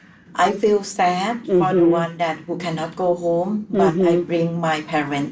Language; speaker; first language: English; non-native, learner; Thai